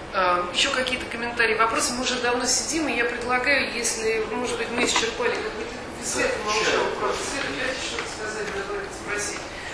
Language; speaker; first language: Russian; native; Russian